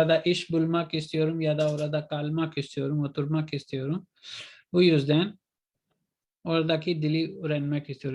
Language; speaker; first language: Turkish; non-native, fluent; Urdu